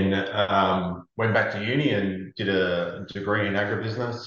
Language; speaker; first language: English; native; English